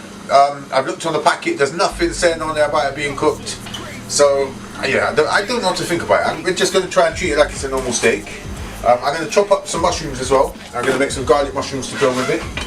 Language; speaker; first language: English; native; English